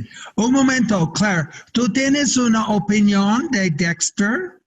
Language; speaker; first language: Spanish; non-native, fluent; English